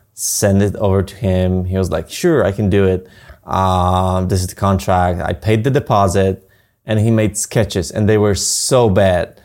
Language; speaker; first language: English; non-native, fluent; Polish